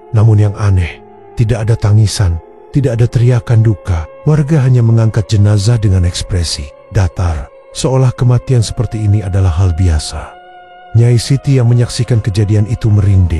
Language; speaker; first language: Indonesian; native; Indonesian